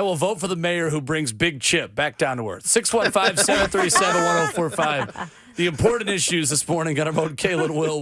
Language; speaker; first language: English; native; English